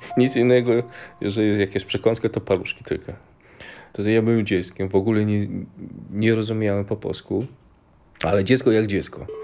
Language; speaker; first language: Polish; early bilingual, other home language; Mongolian